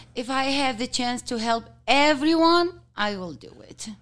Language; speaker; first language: English; non-native, learner; Arabic